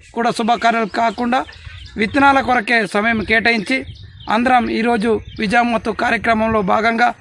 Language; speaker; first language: Telugu; non-native, local second language; Gondi